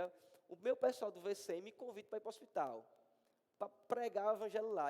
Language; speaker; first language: Portuguese; native; Portuguese